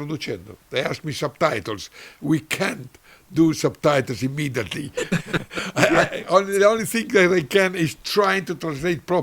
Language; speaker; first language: English; non-native, learner; Italian